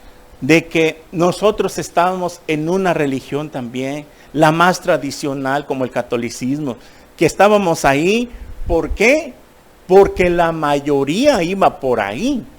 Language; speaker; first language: Spanish; native; Spanish